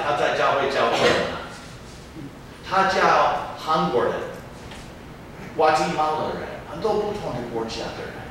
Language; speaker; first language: Chinese; non-native, fluent; English